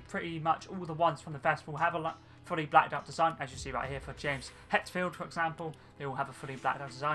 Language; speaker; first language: English; native; English